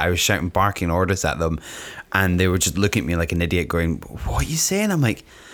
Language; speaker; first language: English; native; English